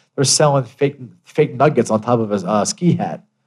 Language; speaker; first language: English; early bilingual, other home language; Italian